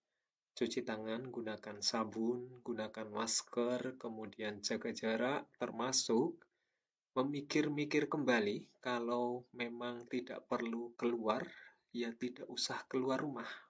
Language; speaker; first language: Indonesian; native; Indonesian